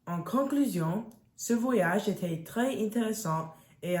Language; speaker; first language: French; non-native, learner; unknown